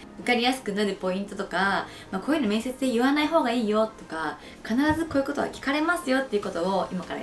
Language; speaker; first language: Japanese; native; Japanese